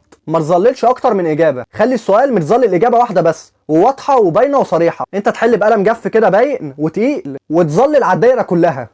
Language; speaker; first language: Arabic; native; Arabic